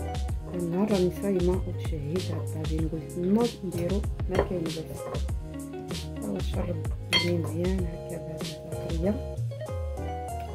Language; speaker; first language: Arabic; native; Arabic